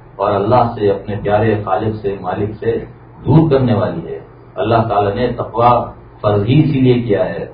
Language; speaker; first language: Urdu; native; Urdu